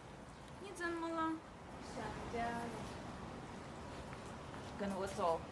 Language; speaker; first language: Chinese; non-native, learner; Russian